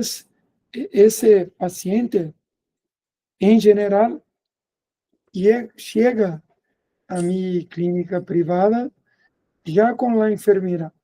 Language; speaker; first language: Spanish; non-native, fluent; Portuguese